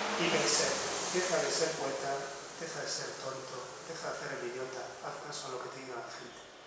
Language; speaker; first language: Spanish; non-native, local second language; Basque